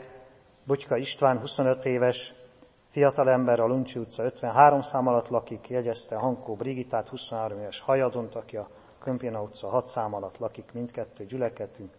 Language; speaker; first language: Hungarian; native; Hungarian